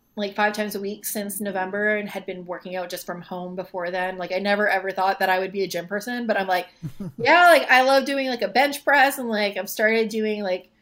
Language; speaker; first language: English; native; English